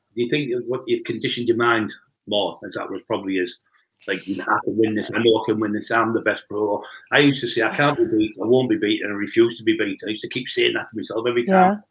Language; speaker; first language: English; native; English